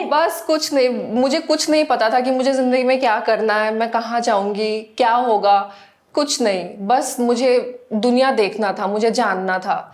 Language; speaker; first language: Hindi; non-native, local second language; Assamese